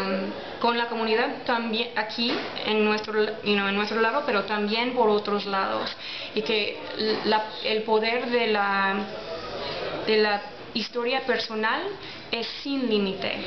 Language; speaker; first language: Spanish; non-native, learner; English